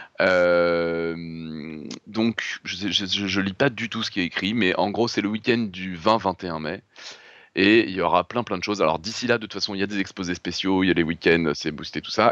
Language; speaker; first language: French; native; French